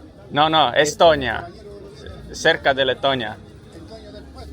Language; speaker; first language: Spanish; non-native, learner; Estonian